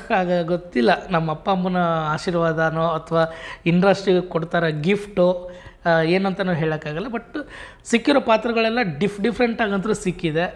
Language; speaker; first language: Kannada; native; Kannada